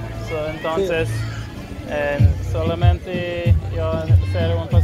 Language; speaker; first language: Spanish; non-native, learner; English